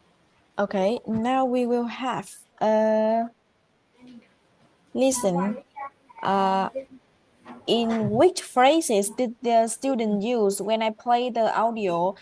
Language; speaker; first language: English; non-native, learner; Vietnamese